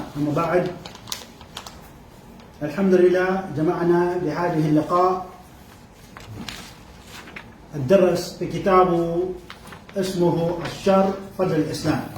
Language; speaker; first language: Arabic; non-native, fluent; Filipino